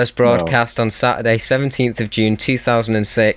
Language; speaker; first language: English; native; English